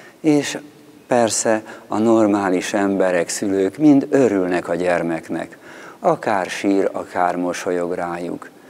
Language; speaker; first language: Hungarian; native; Hungarian